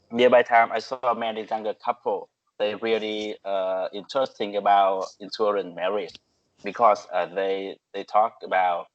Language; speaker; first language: English; non-native, learner; Vietnamese